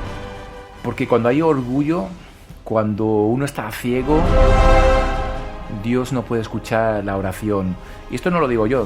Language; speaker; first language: Spanish; native; Spanish